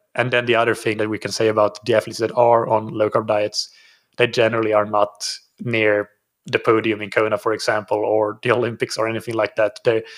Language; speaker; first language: English; non-native, fluent; Finnish